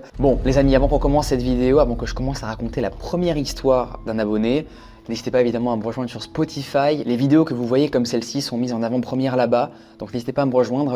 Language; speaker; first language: French; native; French